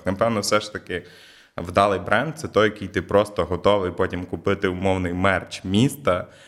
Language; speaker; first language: Ukrainian; native; Ukrainian